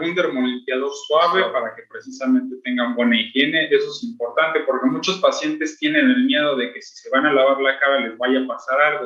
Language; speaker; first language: Spanish; native; Spanish